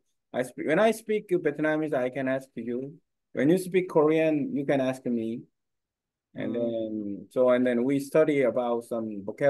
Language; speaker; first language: English; non-native, learner; Korean